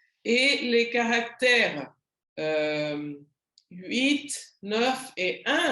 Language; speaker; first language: French; non-native, learner; Spanish